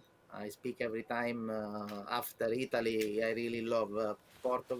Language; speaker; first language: English; non-native, learner; Italian